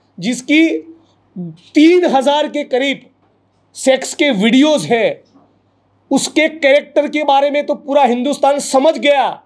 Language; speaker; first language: Hindi; non-native, local second language; Gujarati